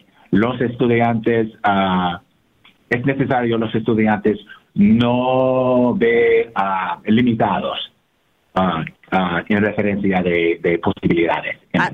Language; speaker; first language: Spanish; non-native, learner; English